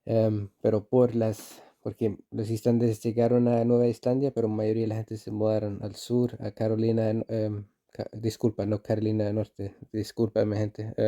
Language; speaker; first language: Spanish; non-native, fluent; Icelandic